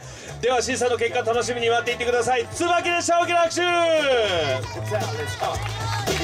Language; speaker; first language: Japanese; native; Japanese